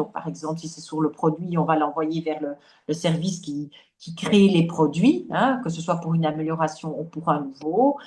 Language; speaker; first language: French; native; French